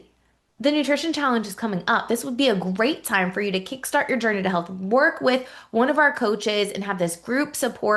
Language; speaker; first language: English; native; English